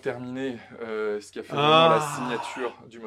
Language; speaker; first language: French; native; French